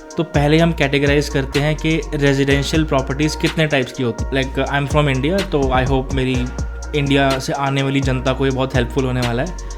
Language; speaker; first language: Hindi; non-native, local second language; Punjabi